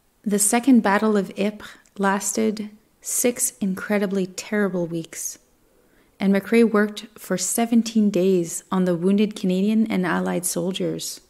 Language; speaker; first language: English; native; English